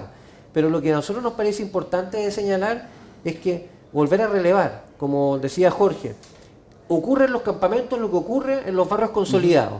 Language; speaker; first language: Spanish; native; Spanish